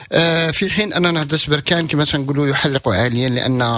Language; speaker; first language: Arabic; native; Arabic